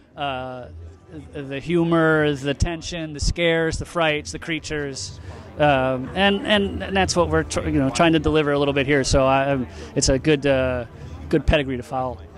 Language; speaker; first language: English; native; English